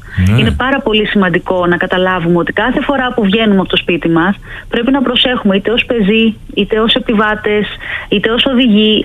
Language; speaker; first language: Greek; native; Greek